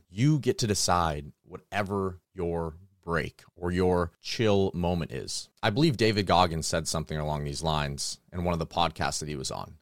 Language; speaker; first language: English; native; English